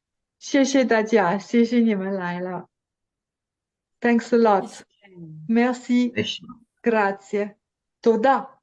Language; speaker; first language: Chinese; non-native, fluent; French